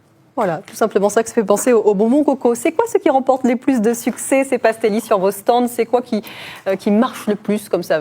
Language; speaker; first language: French; native; French